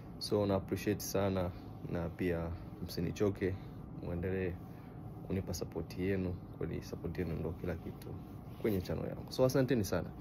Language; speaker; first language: Swahili; native; Swahili